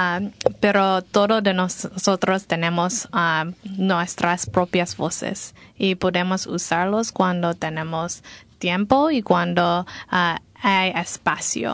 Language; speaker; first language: Spanish; non-native, learner; English